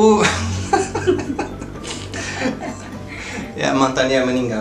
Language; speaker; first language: Indonesian; non-native, fluent; Portuguese